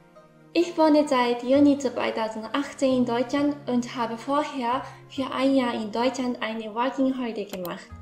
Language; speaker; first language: German; non-native, fluent; Japanese